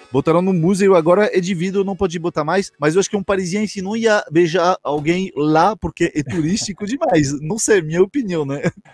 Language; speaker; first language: Portuguese; non-native, fluent; French